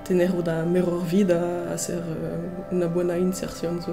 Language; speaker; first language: Spanish; non-native, learner; French